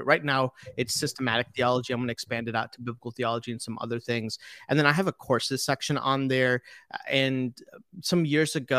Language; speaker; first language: English; early bilingual, other home language; Telugu